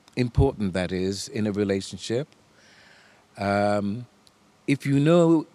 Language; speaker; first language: English; native; English